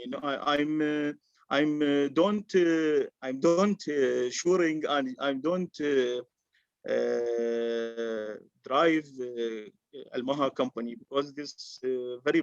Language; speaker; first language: English; non-native, learner; Arabic